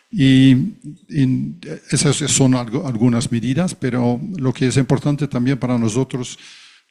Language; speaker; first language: Spanish; non-native, fluent; Dutch